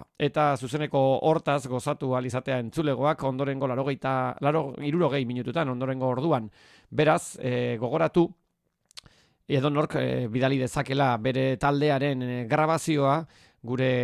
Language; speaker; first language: Basque; native; Basque